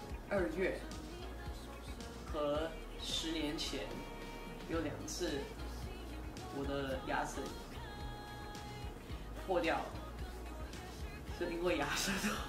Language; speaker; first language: Chinese; early bilingual, heritage; English